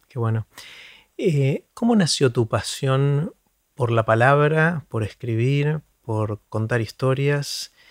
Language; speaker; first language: Spanish; native; Spanish